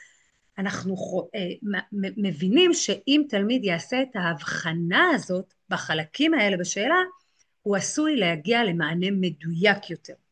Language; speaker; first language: Hebrew; native; Hebrew